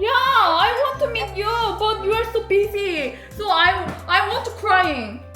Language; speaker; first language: English; non-native, learner; Korean